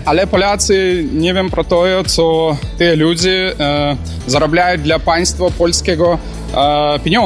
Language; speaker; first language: Polish; non-native, learner; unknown